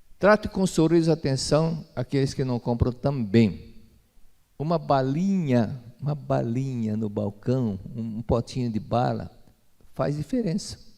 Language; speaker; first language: Portuguese; native; Portuguese